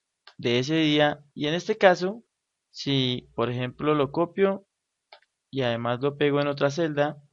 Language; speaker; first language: Spanish; native; Spanish